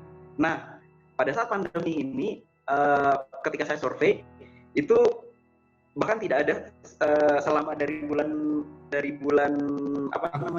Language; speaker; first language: Indonesian; non-native, local second language; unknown